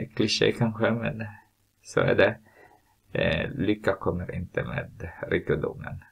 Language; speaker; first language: Swedish; non-native, fluent; Filipino